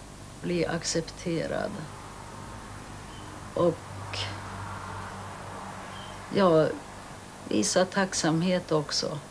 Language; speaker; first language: Swedish; early bilingual, other home language; Finnish